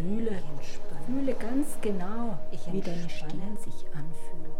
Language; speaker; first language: German; native; German